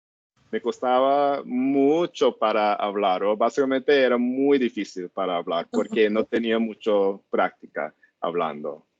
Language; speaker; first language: Spanish; non-native, learner; English